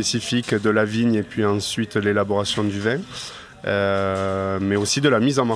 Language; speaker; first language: French; native; French